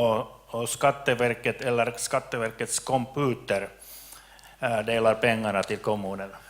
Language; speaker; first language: Swedish; non-native, local second language; Finnish